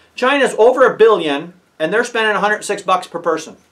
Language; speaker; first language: English; native; English